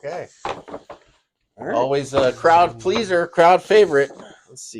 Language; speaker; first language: English; native; English